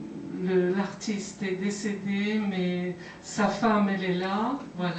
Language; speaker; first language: French; non-native, fluent; Persian